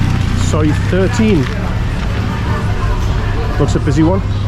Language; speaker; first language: English; native; English